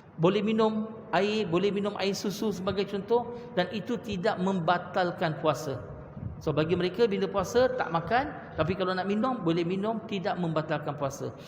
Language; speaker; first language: Malay; non-native, local second language; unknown